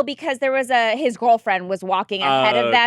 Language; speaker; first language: English; native; English